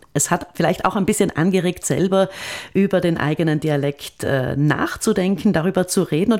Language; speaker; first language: German; native; German